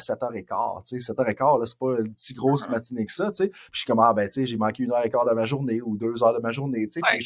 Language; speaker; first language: French; native; French